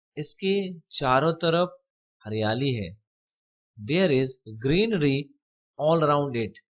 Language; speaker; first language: Hindi; native; Hindi